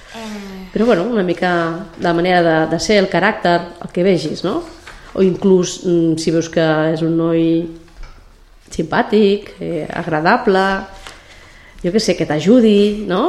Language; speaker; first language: Catalan; native; Catalan